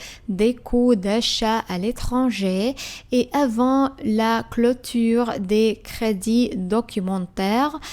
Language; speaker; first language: French; non-native, fluent; Arabic